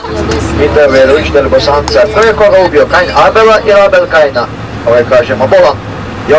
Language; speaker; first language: Croatian; native; Croatian